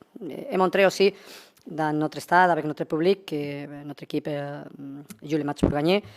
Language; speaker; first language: French; non-native, learner; Spanish